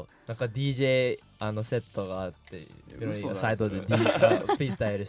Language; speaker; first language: Japanese; non-native, fluent; English